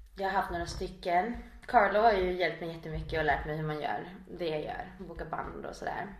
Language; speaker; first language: Swedish; native; Swedish